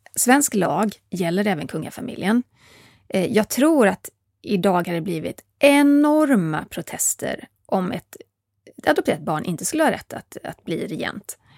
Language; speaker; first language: Swedish; native; Swedish